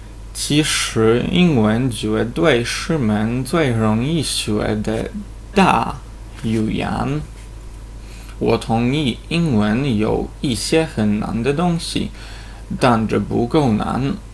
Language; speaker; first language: Chinese; non-native, fluent; Polish